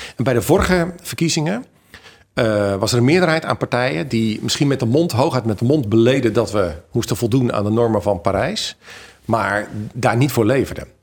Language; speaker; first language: Dutch; native; Dutch